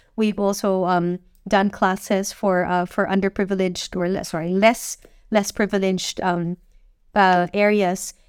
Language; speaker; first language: English; non-native, local second language; Filipino